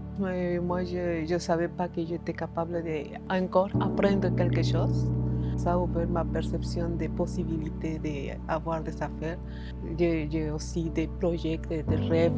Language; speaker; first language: French; non-native, learner; Spanish